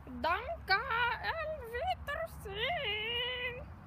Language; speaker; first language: German; non-native, learner; English